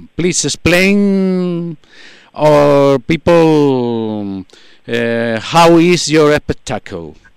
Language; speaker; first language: English; non-native, learner; Spanish